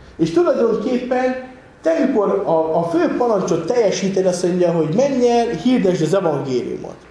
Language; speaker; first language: Hungarian; native; Hungarian